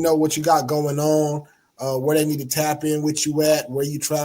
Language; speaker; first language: English; native; English